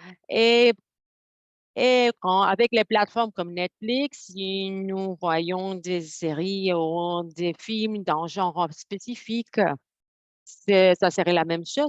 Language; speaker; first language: French; non-native, fluent; Spanish